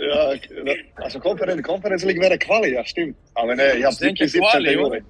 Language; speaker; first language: German; non-native, fluent; Finnish